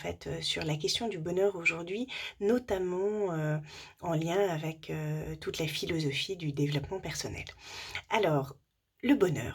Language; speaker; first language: French; native; French